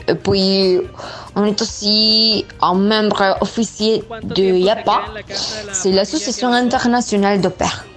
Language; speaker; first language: French; non-native, learner; Spanish